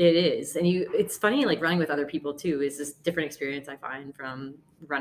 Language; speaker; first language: English; native; English